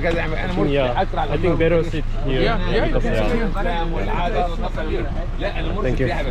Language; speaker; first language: English; non-native, learner; Korean